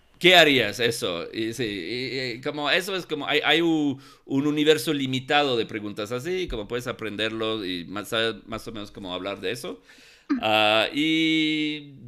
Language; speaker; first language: Spanish; non-native, fluent; English